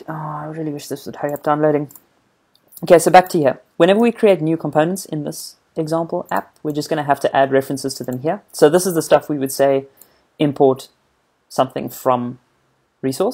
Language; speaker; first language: English; native; English